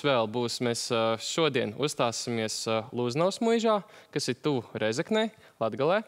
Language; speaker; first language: Latvian; native; Latvian